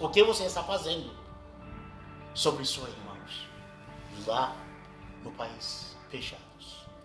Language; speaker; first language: Portuguese; non-native, learner; Arabic